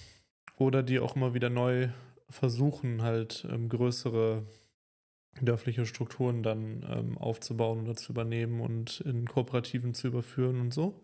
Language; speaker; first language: German; native; German